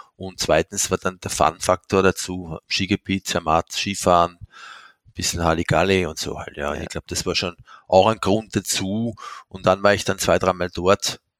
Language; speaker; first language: German; non-native, fluent; French